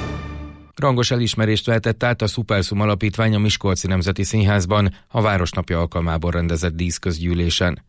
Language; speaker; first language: Hungarian; native; Hungarian